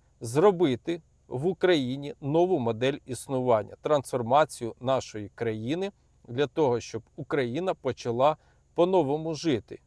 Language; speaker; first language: Ukrainian; native; Ukrainian